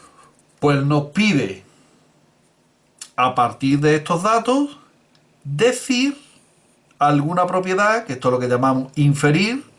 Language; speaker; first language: Spanish; native; Spanish